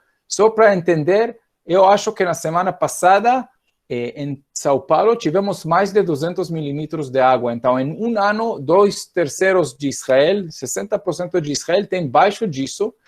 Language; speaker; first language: Portuguese; non-native, fluent; Hebrew